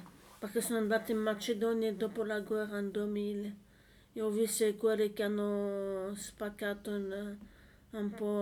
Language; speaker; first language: Italian; non-native, learner; French